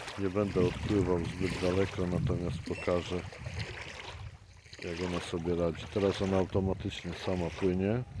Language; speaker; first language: Polish; native; Polish